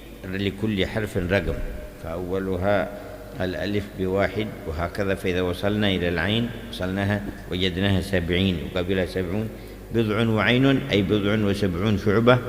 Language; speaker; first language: Arabic; native; Arabic